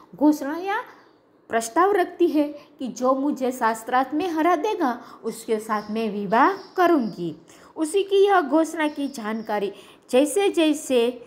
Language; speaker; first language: Hindi; non-native, local second language; Gujarati